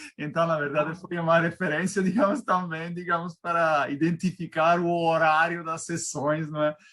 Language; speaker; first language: Portuguese; non-native, fluent; Italian